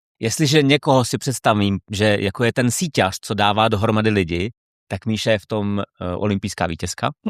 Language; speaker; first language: Czech; native; Czech